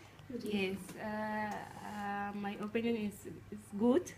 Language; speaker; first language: English; non-native, learner; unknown